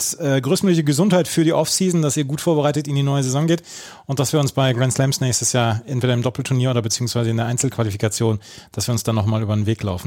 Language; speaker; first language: German; native; German